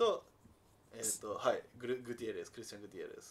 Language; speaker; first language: Japanese; native; Japanese